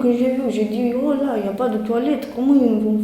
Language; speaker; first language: French; non-native, learner; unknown